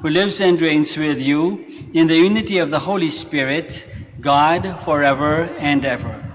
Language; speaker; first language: English; non-native, local second language; Filipino